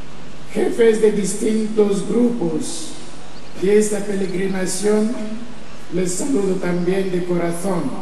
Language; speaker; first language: Spanish; non-native, fluent; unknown